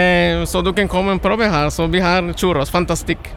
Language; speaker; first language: Norwegian; non-native, learner; Spanish